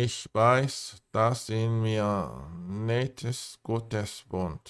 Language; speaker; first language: German; non-native, learner; Korean